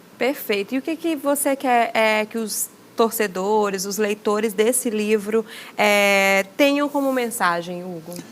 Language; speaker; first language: Portuguese; native; Portuguese